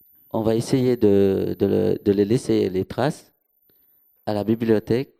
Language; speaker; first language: French; non-native, local second language; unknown